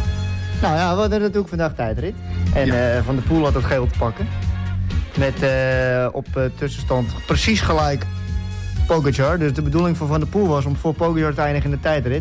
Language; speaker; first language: Dutch; native; Dutch